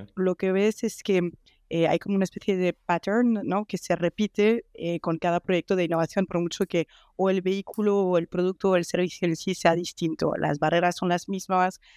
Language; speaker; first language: Spanish; non-native, fluent; French